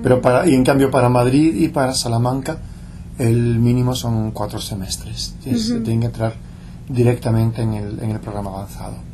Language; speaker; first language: Spanish; non-native, local second language; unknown